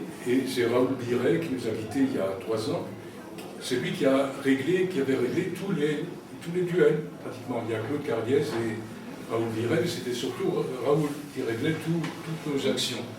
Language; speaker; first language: French; native; French